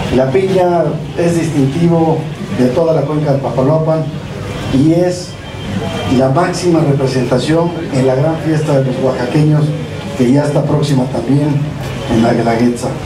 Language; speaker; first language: Spanish; native; Spanish